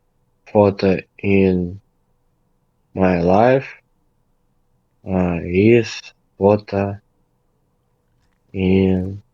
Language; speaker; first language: English; non-native, learner; Russian